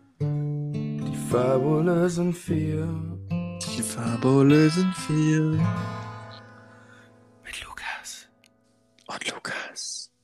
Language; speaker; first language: German; native; German